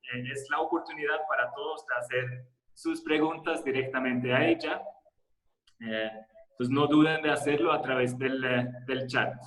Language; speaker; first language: Spanish; non-native, fluent; Swedish